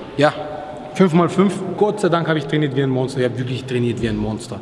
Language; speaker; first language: German; native; German